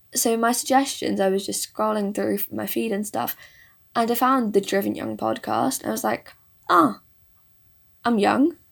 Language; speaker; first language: English; early bilingual, other home language; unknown